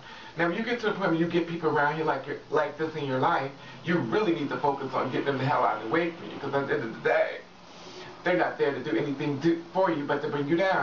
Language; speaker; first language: English; native; English